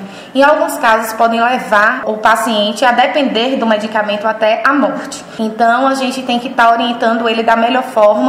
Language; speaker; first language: Portuguese; native; Portuguese